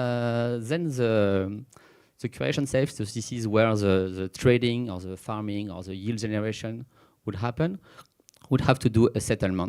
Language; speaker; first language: English; non-native, fluent; French